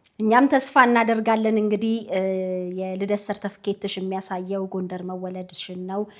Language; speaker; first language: Amharic; native; Amharic